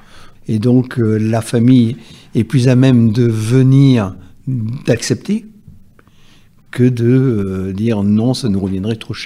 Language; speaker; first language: French; native; French